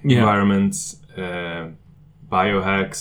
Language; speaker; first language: English; non-native, fluent; Swedish